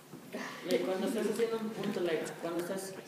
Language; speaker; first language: Spanish; early bilingual, heritage; Spanish